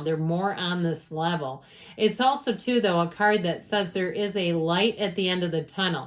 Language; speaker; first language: English; native; English